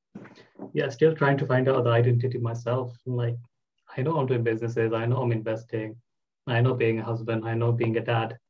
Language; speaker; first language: English; non-native, local second language; Bangla